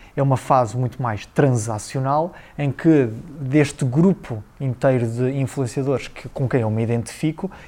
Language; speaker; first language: Portuguese; native; Portuguese